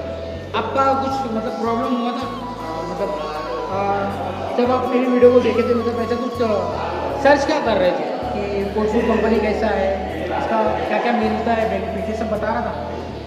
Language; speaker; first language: Hindi; native; Hindi